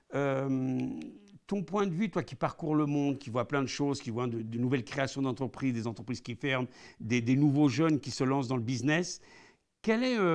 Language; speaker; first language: French; native; French